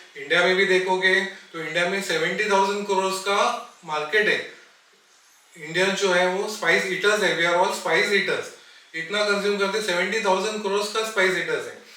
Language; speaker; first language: Hindi; non-native, local second language; Marathi